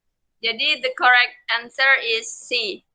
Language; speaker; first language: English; non-native, learner; Indonesian